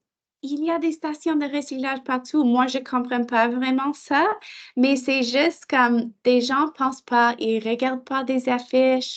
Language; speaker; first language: French; non-native, local second language; English